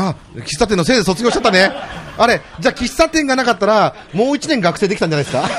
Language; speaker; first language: Japanese; native; Japanese